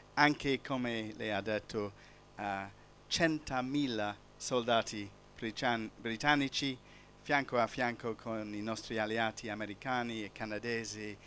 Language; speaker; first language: Italian; non-native, fluent; English